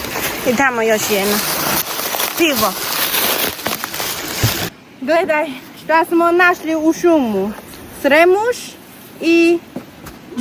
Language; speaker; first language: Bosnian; non-native, learner; Chinese